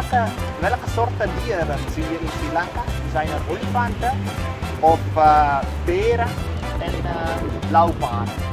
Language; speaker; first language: Dutch; non-native, learner; Sinhala